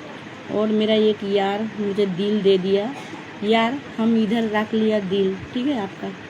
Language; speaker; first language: Hindi; non-native, local second language; Bangla